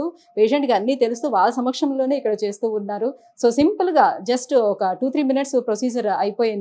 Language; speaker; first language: Telugu; native; Telugu